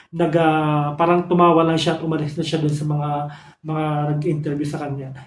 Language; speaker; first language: Filipino; non-native, local second language; Cebuano